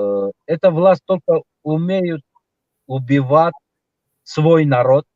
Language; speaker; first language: Russian; non-native, local second language; Tajik